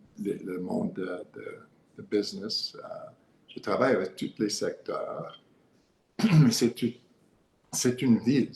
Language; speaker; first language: French; non-native, learner; English